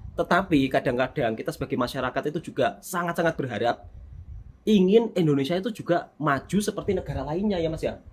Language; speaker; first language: Indonesian; native; Indonesian